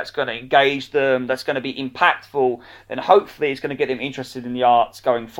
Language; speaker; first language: English; native; English